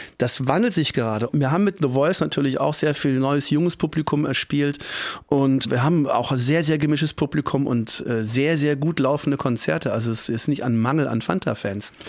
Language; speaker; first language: German; native; German